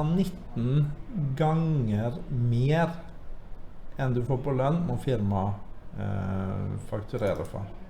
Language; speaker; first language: Norwegian; native; Norwegian